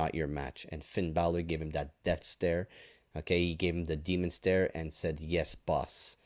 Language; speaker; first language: English; native; English